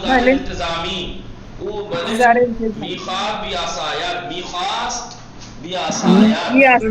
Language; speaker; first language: Persian; non-native, fluent; Urdu